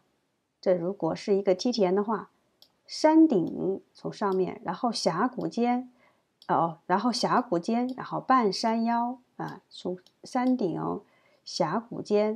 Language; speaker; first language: Chinese; native; Chinese